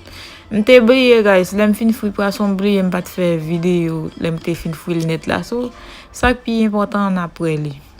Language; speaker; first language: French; non-native, local second language; Haitian Creole